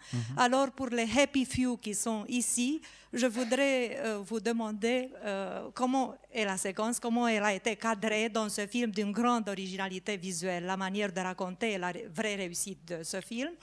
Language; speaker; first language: French; non-native, fluent; Romanian